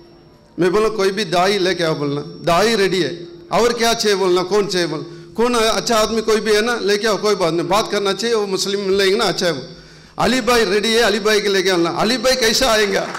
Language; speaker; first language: Hindi; non-native, local second language; Urdu